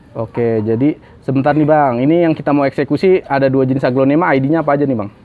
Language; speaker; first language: Indonesian; native; Indonesian